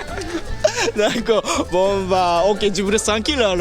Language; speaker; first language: French; non-native, learner; Japanese